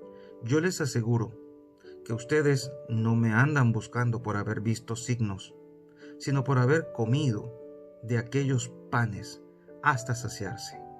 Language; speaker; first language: Spanish; native; Spanish